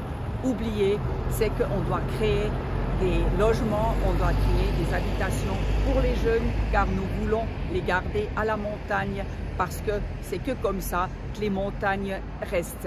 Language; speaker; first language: French; non-native, local second language; German